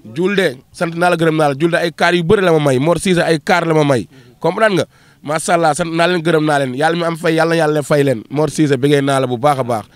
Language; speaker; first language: Wolof; non-native, local second language; Fula